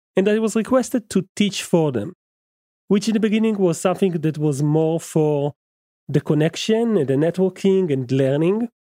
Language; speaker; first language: English; non-native, fluent; Hebrew